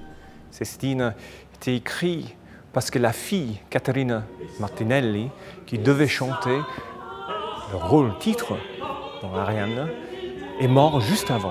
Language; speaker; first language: French; non-native, fluent; English